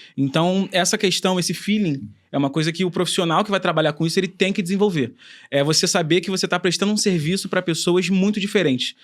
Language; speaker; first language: Portuguese; native; Portuguese